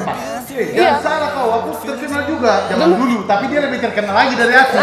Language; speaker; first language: Indonesian; native; Indonesian